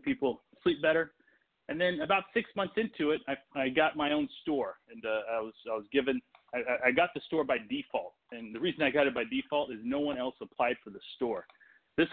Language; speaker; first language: English; non-native, fluent; Portuguese